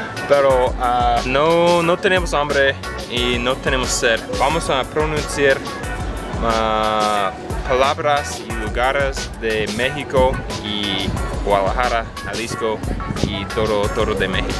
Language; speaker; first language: Spanish; non-native, learner; English